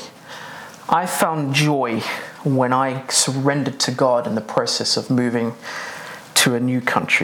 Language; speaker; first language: English; native; English